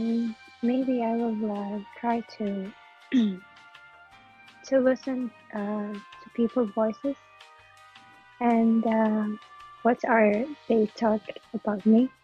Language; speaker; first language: English; non-native, learner; Arabic